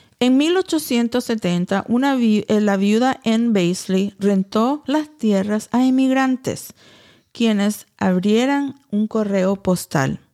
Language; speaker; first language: Spanish; early bilingual, heritage; Spanish